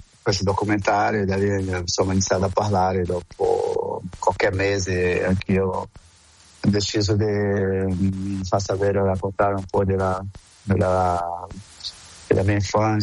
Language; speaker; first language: Italian; non-native, fluent; Portuguese